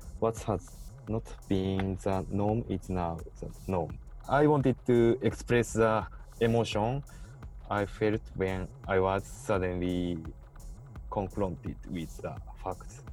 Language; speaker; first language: English; non-native, learner; Japanese